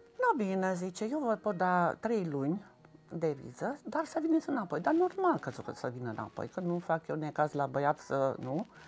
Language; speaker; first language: Romanian; non-native, local second language; Hungarian